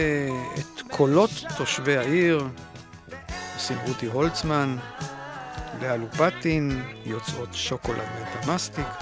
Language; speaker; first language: Hebrew; native; Hebrew